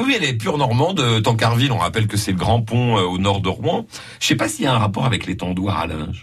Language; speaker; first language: French; native; French